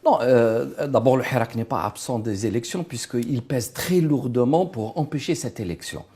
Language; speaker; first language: French; non-native, local second language; Arabic